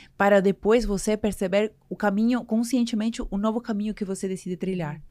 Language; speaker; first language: Portuguese; non-native, fluent; Spanish